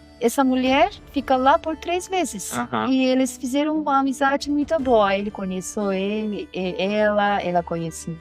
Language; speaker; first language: Portuguese; non-native, learner; Turkish